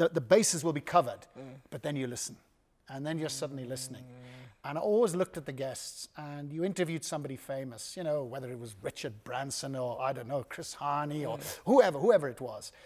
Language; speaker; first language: English; native; English